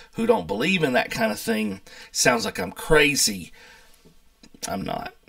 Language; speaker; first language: English; native; English